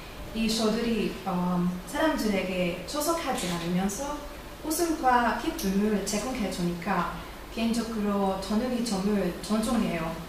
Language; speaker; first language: Korean; non-native, learner; Hungarian